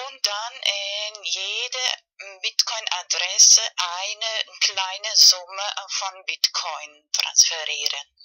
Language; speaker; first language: German; non-native, fluent; Spanish